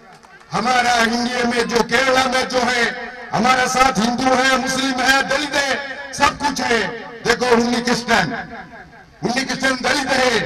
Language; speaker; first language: Hindi; non-native, local second language; Malayalam